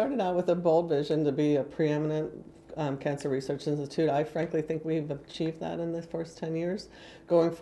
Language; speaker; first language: English; native; English